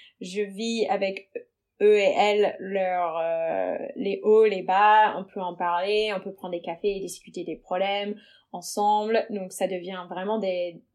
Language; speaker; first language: French; non-native, fluent; English